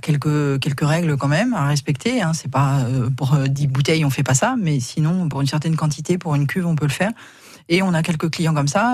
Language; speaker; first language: French; native; French